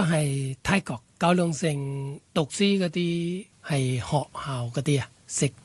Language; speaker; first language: Cantonese; non-native, learner; Thai